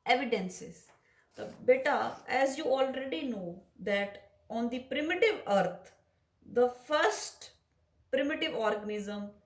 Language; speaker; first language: English; non-native, local second language; Punjabi